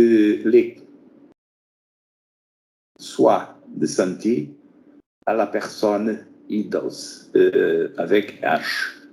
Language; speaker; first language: French; non-native, fluent; Portuguese